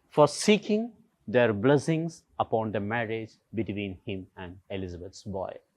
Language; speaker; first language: English; non-native, local second language; Malayalam